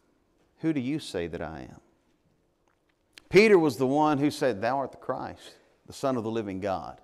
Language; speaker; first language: English; native; English